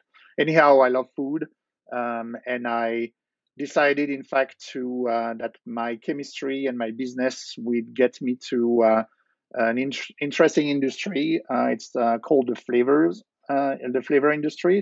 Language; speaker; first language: English; non-native, fluent; French